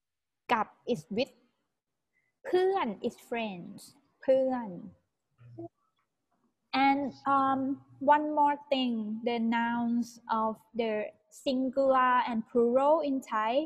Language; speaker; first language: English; non-native, fluent; Thai